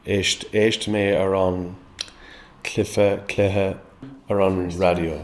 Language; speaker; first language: Irish; non-native, learner; English